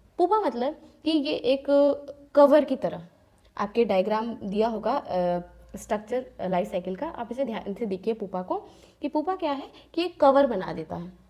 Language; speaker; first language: Hindi; native; Hindi